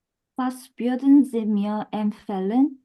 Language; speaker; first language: German; non-native, learner; Korean